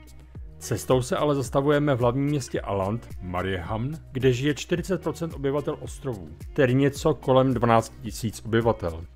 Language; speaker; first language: Czech; native; Czech